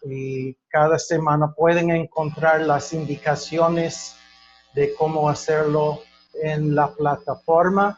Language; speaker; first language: Spanish; non-native, fluent; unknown